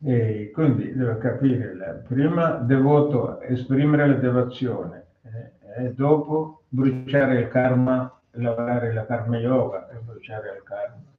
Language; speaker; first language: Italian; non-native, learner; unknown